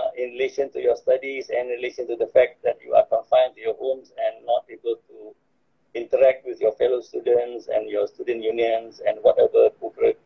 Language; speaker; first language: English; non-native, local second language; Malay